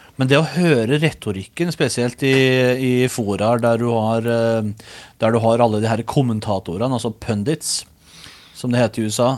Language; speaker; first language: Norwegian; native; Norwegian